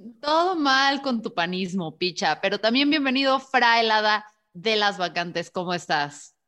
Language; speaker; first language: Spanish; native; Spanish